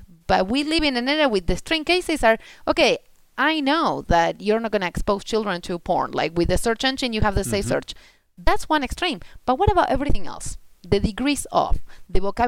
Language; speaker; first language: English; non-native, fluent; Spanish